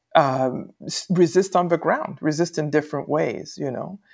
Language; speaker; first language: English; native; English